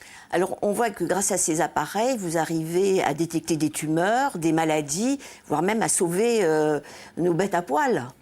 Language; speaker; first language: French; native; French